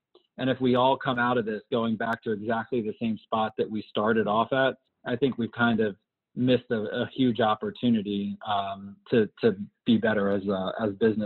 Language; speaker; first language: English; native; English